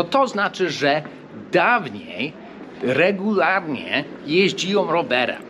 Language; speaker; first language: Polish; non-native, fluent; English